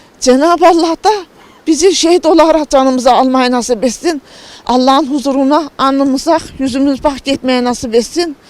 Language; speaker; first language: Turkish; native; Turkish